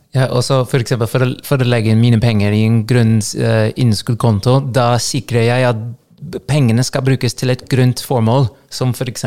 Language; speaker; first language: Norwegian; non-native, fluent; English